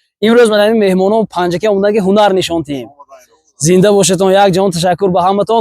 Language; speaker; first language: Persian; native; Persian